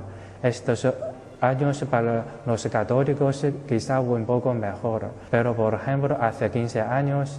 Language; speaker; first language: Spanish; non-native, fluent; Chinese